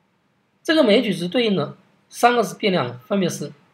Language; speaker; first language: Chinese; native; Chinese